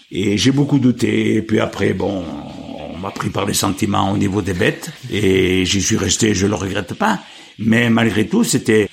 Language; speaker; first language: French; native; French